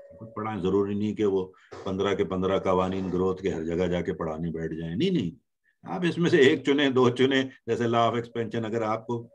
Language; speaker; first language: Urdu; native; Urdu